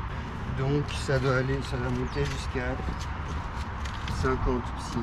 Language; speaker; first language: French; native; French